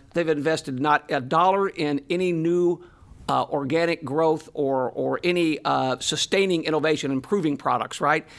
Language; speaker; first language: English; native; English